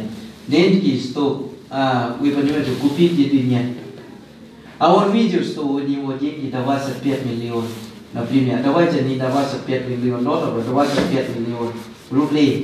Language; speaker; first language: Russian; non-native, fluent; Thai